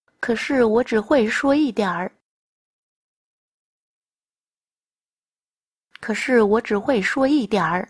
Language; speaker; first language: Chinese; non-native, fluent; Vietnamese